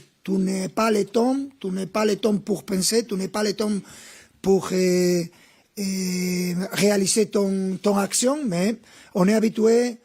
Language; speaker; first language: French; non-native, fluent; Spanish